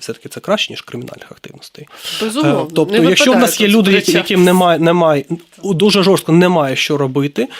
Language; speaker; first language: Ukrainian; native; Ukrainian